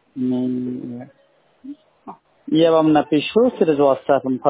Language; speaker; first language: Russian; non-native, learner; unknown